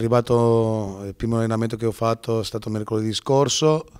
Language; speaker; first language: Italian; non-native, fluent; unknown